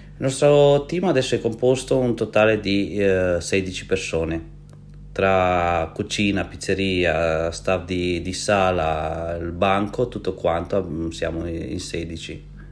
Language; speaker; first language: Italian; non-native, fluent; Romanian